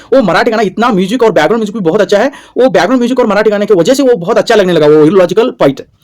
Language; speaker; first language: Hindi; non-native, local second language; Kannada